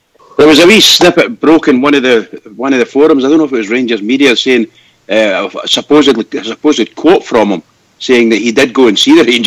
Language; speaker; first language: English; native; English